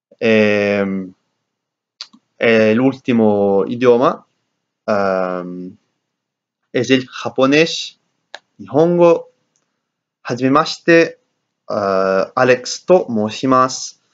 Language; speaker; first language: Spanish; non-native, learner; English